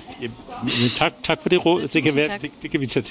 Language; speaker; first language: Danish; native; Danish